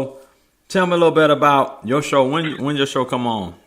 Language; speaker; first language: English; native; English